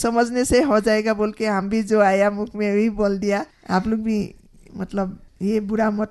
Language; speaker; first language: Hindi; non-native, local second language; Assamese